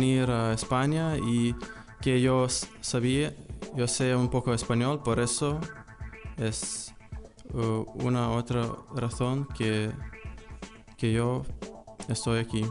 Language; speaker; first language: Spanish; non-native, learner; Lithuanian